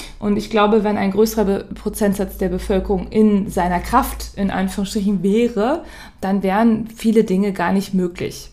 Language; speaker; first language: German; native; German